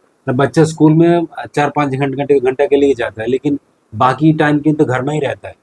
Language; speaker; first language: Hindi; non-native, local second language; Bangla